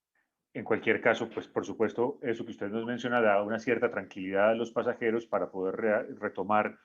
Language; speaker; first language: Spanish; native; Spanish